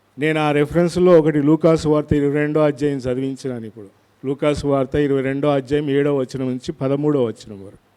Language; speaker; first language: Telugu; non-native, local second language; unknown